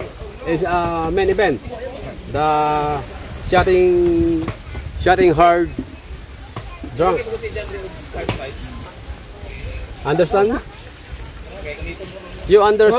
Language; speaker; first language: English; non-native, learner; Filipino